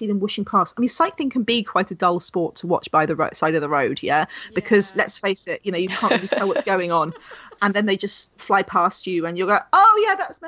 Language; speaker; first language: English; native; English